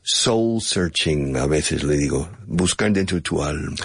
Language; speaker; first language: Spanish; non-native, fluent; English